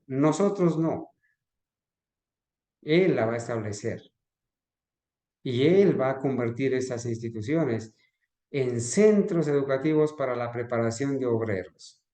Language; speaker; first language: Spanish; native; Spanish